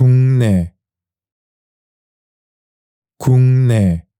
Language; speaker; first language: Korean; native; Korean